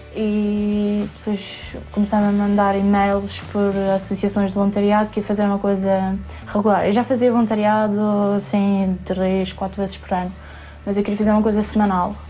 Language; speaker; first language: Portuguese; early bilingual, other home language; German